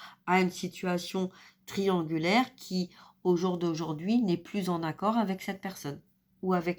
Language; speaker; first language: French; native; French